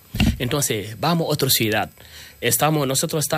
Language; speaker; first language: Spanish; non-native, learner; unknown